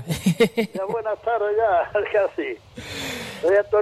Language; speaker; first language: Spanish; native; Spanish